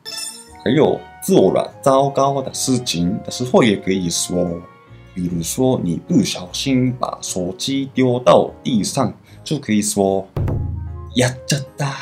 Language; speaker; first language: Chinese; non-native, fluent; Japanese